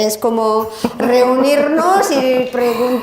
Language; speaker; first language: Spanish; non-native, learner; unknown